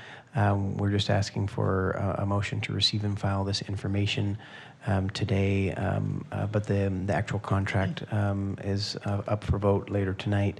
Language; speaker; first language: English; native; English